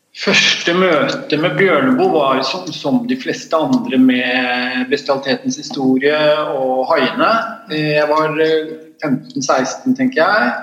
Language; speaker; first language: Norwegian; native; Norwegian